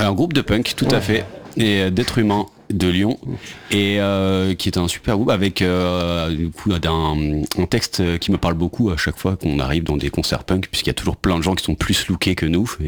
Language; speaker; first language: French; native; French